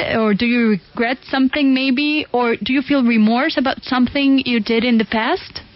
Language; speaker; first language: English; native; English